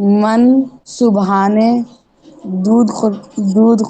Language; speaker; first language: Persian; non-native, learner; Urdu